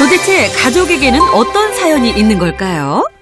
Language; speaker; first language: Korean; native; Korean